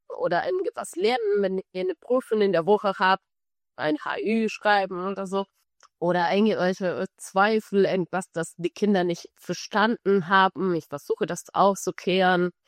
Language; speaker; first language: German; non-native, fluent; Spanish